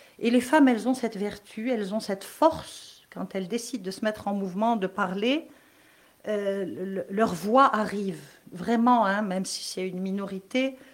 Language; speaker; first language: French; non-native, local second language; Kabyle